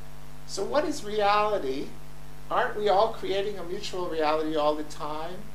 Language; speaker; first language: English; native; English